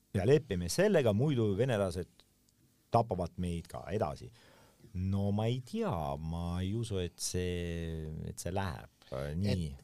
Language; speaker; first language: Estonian; non-native, local second language; Russian